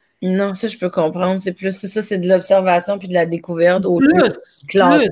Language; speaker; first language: French; native; French